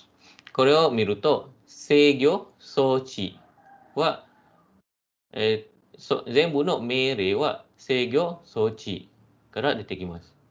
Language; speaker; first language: Japanese; non-native, fluent; Malay